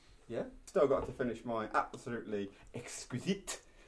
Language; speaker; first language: English; native; English